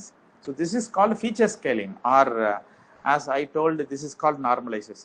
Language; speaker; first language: English; non-native, local second language; Tamil